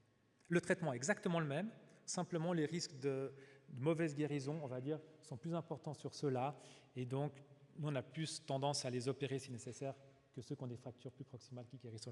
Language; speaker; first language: French; native; French